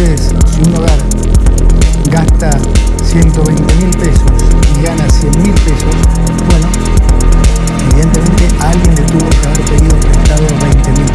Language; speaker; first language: Spanish; native; Spanish